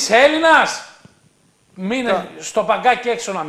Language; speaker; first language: Greek; native; Greek